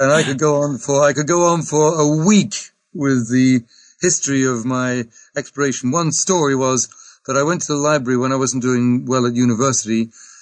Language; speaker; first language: English; native; English